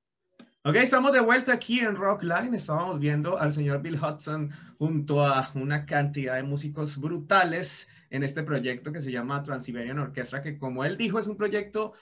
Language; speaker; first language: Spanish; native; Spanish